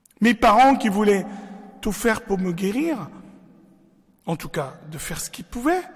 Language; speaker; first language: French; non-native, local second language; Arabic